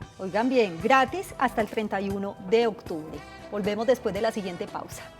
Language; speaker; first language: Spanish; native; Spanish